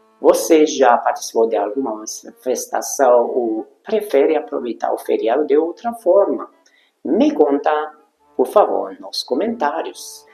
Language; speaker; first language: Portuguese; non-native, fluent; Hungarian